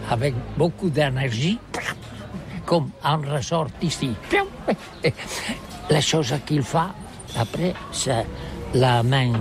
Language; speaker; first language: French; non-native, learner; Catalan